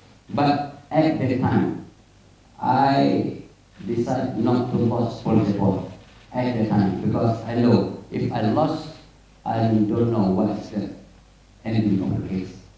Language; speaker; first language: English; non-native, local second language; Malay